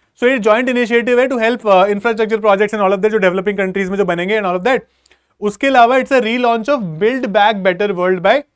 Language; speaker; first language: Hindi; native; Hindi